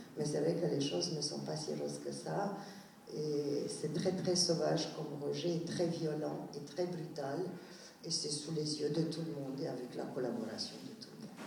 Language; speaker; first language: French; non-native, fluent; Romanian